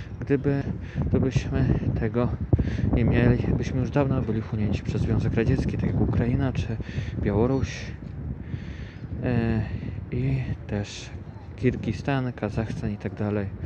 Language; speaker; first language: Polish; native; Polish